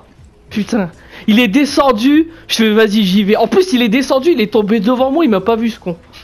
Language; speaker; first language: French; native; French